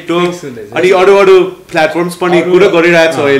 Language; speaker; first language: Nepali; non-native, learner; English